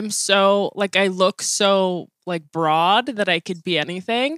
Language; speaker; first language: English; early bilingual, other home language; Persian